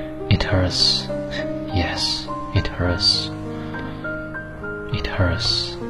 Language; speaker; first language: English; non-native, learner; Chinese